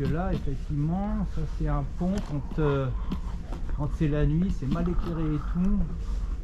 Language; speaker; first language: French; native; French